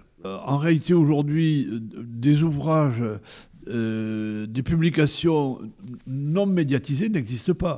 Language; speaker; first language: French; native; French